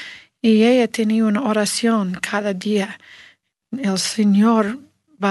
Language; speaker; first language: Spanish; non-native, learner; English